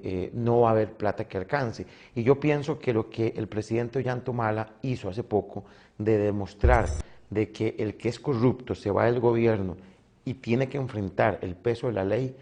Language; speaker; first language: Spanish; native; Spanish